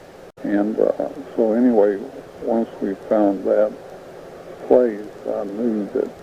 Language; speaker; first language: English; native; English